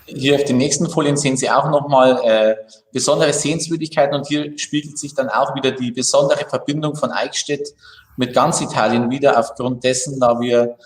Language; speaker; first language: German; native; German